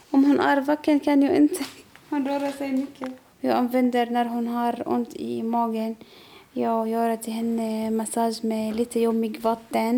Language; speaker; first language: Swedish; non-native, learner; Arabic